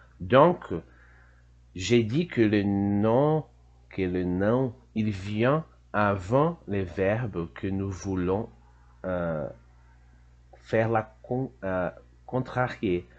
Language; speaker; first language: French; non-native, fluent; Portuguese